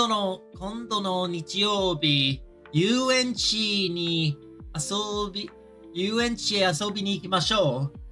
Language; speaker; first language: Japanese; non-native, learner; English